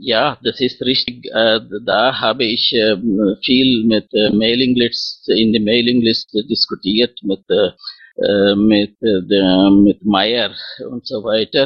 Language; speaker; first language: German; non-native, fluent; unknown